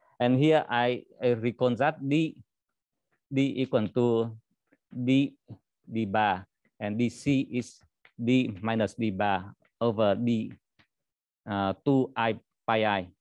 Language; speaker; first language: English; non-native, learner; Vietnamese